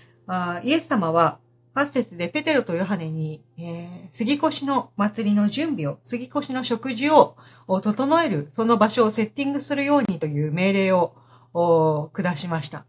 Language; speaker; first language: Japanese; native; Japanese